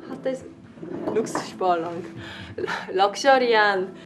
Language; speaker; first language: Hungarian; non-native, fluent; Korean